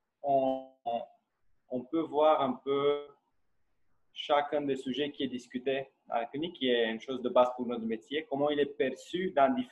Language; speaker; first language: French; non-native, fluent; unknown